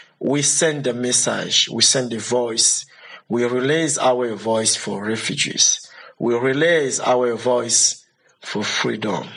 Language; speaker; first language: English; non-native, learner; Lingala